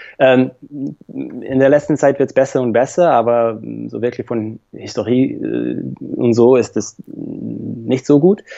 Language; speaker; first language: German; non-native, fluent; Slovak